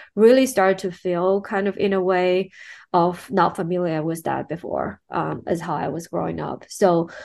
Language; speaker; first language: English; non-native, fluent; Chinese